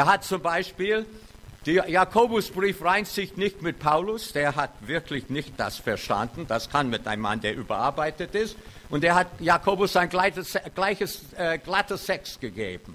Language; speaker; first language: German; non-native, fluent; English